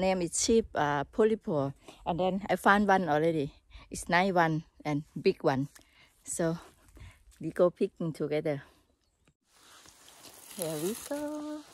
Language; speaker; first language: English; non-native, learner; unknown